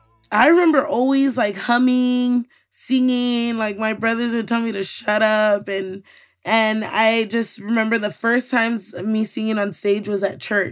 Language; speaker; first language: English; early bilingual, other home language; Spanish